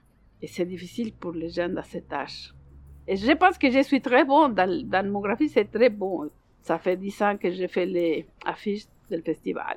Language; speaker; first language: French; non-native, learner; Spanish